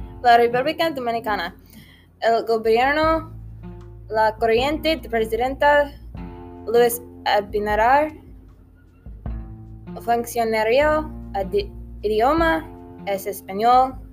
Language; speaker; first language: Spanish; non-native, learner; English